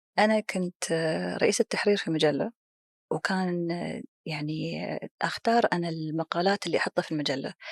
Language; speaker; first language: Egyptian Arabic; non-native, fluent; Arabic